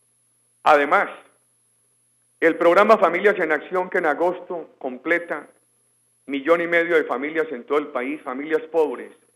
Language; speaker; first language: Spanish; native; Spanish